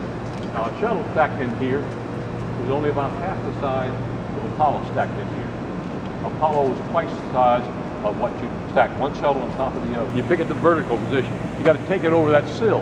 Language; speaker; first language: English; native; English